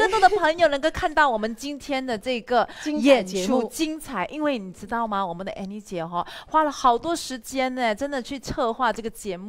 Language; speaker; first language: Chinese; native; Chinese